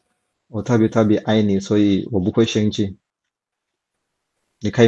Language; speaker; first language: Chinese; non-native, learner; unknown